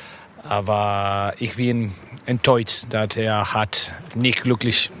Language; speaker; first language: German; non-native, learner; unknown